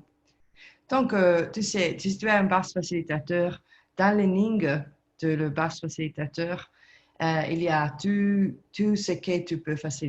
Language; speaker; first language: French; non-native, learner; Italian